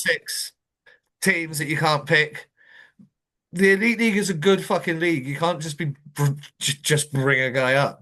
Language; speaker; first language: English; native; English